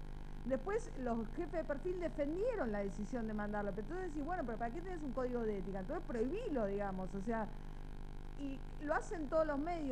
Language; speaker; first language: Spanish; native; Spanish